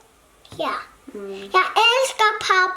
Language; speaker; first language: Danish; early bilingual, other home language; Filipino